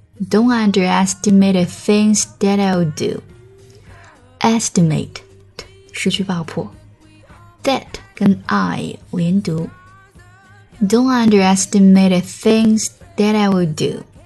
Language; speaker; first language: English; non-native, fluent; Chinese